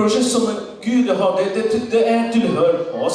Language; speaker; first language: Swedish; non-native, learner; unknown